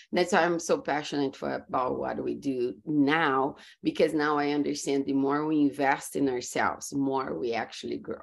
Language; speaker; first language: English; non-native, fluent; Portuguese